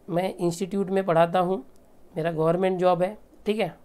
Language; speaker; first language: Hindi; native; Hindi